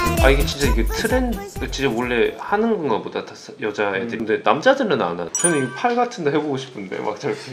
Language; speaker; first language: Korean; native; Korean